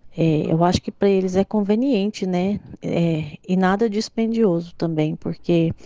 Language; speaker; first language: Portuguese; native; Portuguese